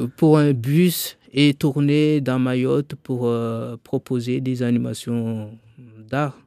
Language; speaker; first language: French; non-native, local second language; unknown